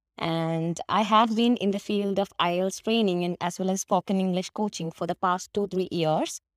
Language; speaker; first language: English; non-native, local second language; Malayalam